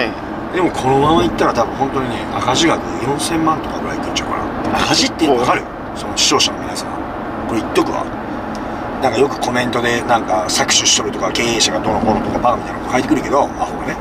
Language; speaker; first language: Japanese; native; Japanese